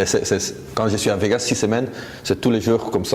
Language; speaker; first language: French; non-native, local second language; Dutch